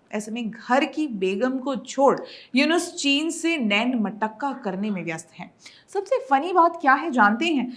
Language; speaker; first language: Hindi; native; Hindi